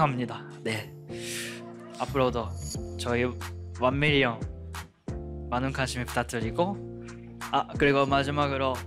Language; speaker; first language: Korean; non-native, fluent; Japanese